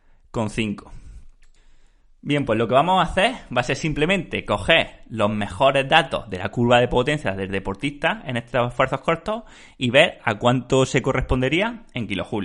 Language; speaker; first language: Spanish; native; Spanish